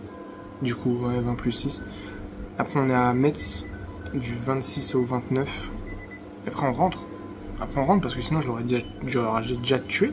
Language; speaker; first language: French; native; French